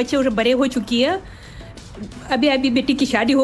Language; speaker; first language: Hindi; non-native, learner; Russian